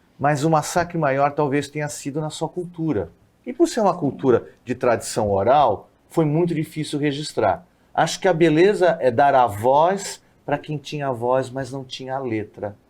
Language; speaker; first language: Portuguese; native; Portuguese